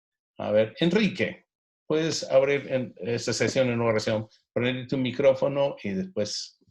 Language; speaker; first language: Spanish; non-native, fluent; English